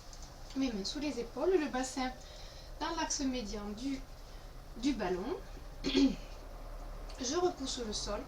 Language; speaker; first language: French; native; French